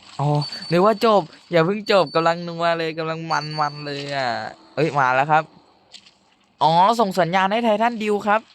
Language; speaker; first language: Thai; native; Thai